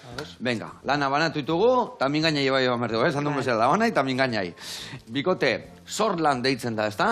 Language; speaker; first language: Basque; native; Basque